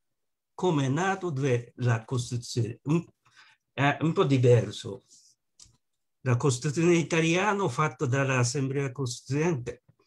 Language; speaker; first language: Italian; non-native, learner; Japanese